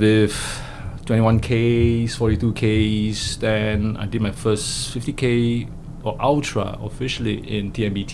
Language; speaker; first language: English; non-native, local second language; Cantonese